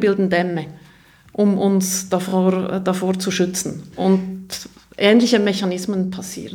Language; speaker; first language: German; native; German